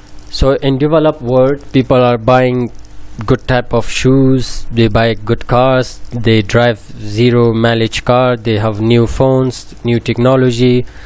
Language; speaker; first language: English; non-native, fluent; Persian